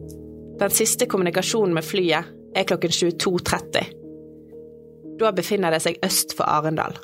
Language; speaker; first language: Norwegian; native; Norwegian